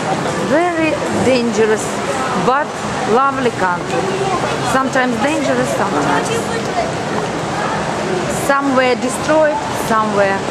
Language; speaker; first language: English; non-native, learner; Russian